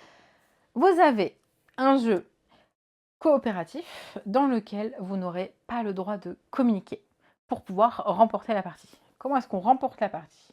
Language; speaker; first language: French; native; French